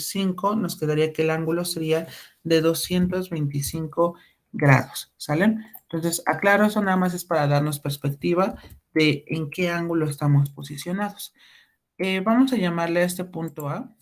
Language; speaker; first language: Spanish; native; Spanish